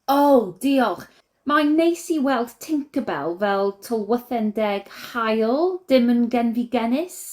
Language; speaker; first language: Welsh; non-native, learner; English